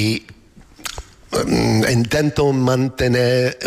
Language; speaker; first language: Spanish; non-native, fluent; English